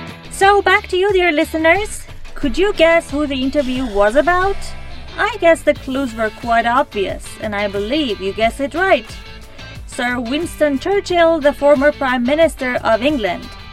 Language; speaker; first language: English; non-native, fluent; Persian